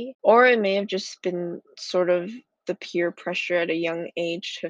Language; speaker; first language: English; native; English